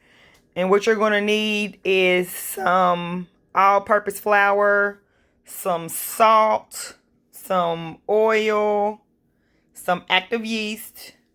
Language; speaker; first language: English; native; English